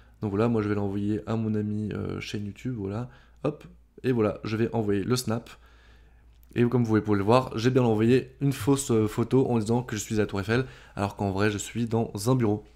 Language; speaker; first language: French; native; French